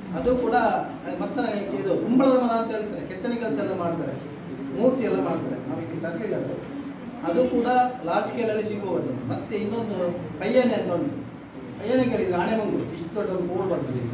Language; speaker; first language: Kannada; non-native, local second language; Malayalam